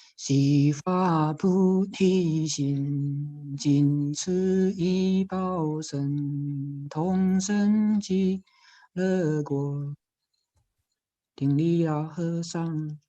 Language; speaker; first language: Chinese; native; Chinese